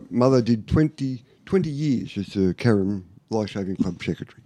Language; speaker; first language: English; native; English